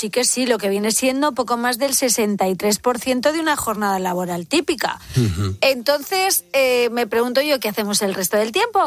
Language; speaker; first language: Spanish; native; Spanish